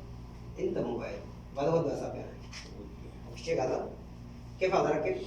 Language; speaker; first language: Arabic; non-native, learner; Hindi